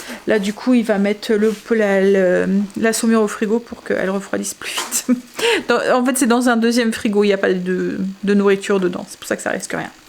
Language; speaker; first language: French; native; French